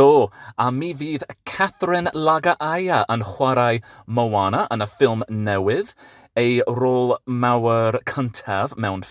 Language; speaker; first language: Welsh; non-native, learner; English